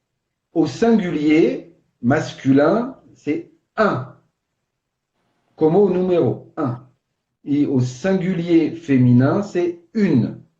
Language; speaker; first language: French; non-native, fluent; Portuguese